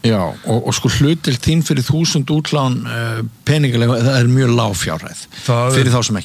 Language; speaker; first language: Icelandic; native; Icelandic